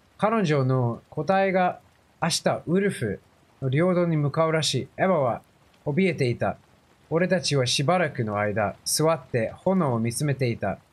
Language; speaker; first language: Japanese; non-native, fluent; English